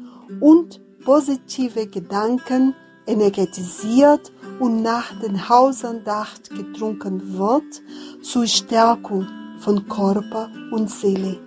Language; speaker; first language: German; non-native, fluent; Portuguese